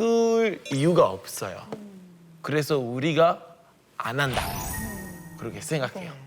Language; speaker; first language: Korean; non-native, fluent; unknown